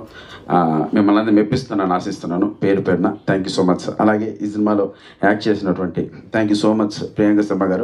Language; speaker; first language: Telugu; native; Telugu